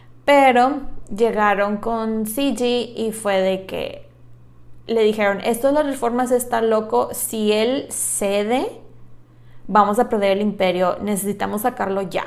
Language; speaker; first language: Spanish; native; Spanish